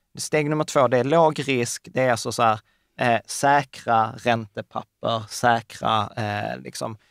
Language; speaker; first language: Swedish; native; Swedish